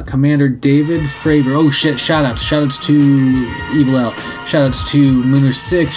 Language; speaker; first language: English; native; English